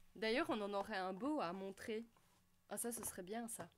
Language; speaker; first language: French; native; French